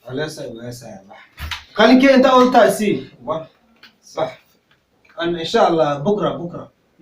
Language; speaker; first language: Arabic; non-native, learner; Somali